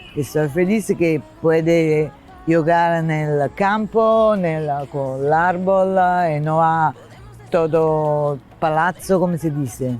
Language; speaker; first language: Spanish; non-native, learner; Italian